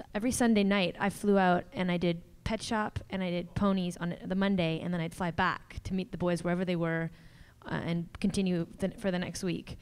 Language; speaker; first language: English; native; English